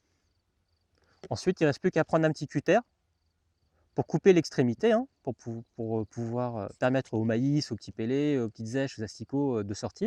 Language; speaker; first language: French; native; French